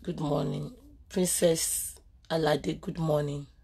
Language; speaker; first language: English; non-native, local second language; Yoruba